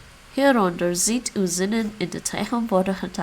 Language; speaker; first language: Dutch; non-native, learner; English